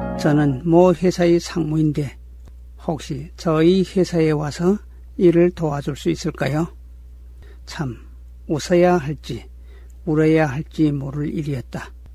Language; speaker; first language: Korean; native; Korean